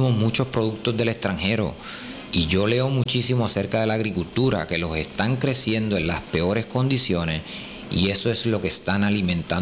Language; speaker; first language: Spanish; native; Spanish